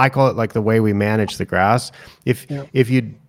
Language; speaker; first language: English; native; English